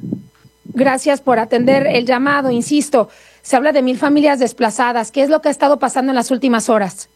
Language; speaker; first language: Spanish; native; Spanish